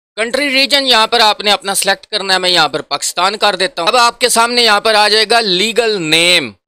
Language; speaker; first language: Urdu; non-native, local second language; Punjabi